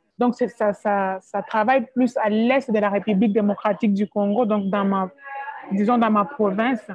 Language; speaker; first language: French; non-native, local second language; Swahili